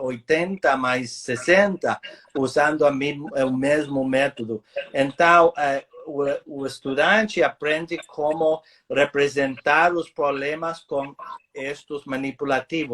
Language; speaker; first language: Portuguese; non-native, fluent; English